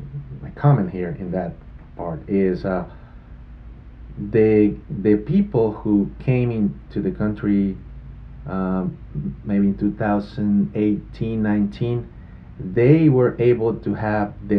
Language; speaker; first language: English; non-native, fluent; Spanish